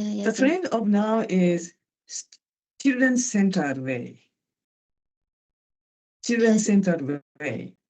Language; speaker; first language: English; non-native, fluent; Japanese